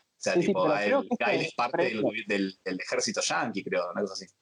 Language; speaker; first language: Spanish; native; Spanish